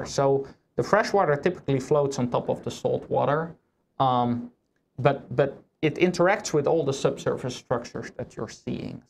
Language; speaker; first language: English; non-native, fluent; Dutch